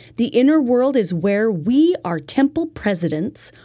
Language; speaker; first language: English; native; English